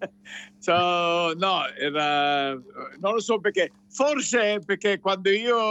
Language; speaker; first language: Italian; non-native, fluent; English